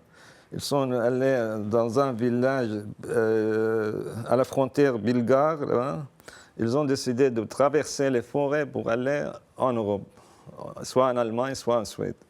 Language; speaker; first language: French; non-native, fluent; Arabic